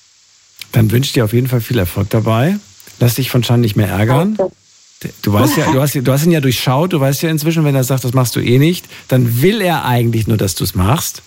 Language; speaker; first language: German; native; German